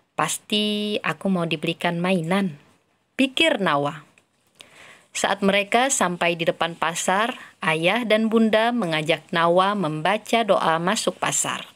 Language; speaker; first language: Indonesian; native; Indonesian